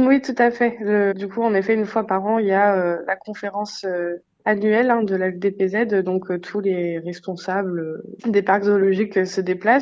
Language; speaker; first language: French; native; French